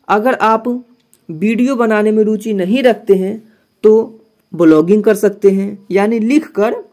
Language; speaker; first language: Hindi; native; Hindi